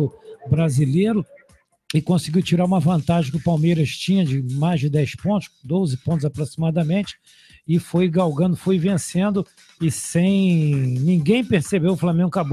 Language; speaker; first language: Portuguese; native; Portuguese